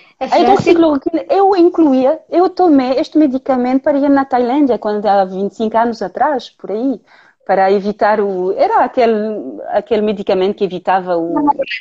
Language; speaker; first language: Portuguese; non-native, fluent; French